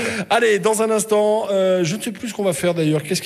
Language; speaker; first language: French; native; French